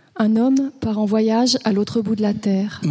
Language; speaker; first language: French; native; French